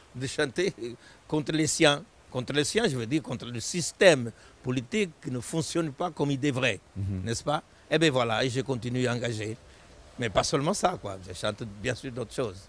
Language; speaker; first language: French; non-native, fluent; Portuguese